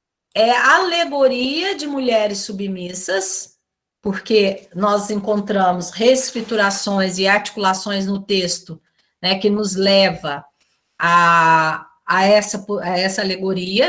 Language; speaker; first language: Portuguese; native; Portuguese